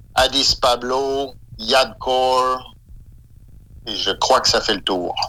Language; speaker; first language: French; native; French